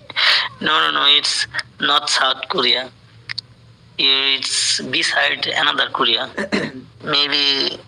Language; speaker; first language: English; non-native, learner; Bangla